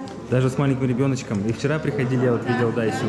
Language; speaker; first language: Russian; native; Russian